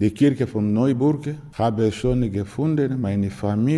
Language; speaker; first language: German; non-native, learner; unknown